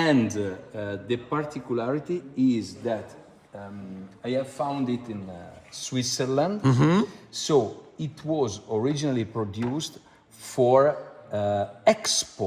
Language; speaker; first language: English; non-native, fluent; Italian